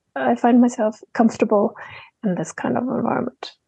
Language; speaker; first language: English; non-native, fluent; German